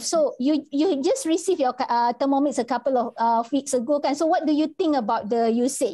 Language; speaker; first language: English; non-native, local second language; Malay